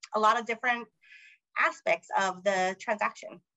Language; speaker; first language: English; native; English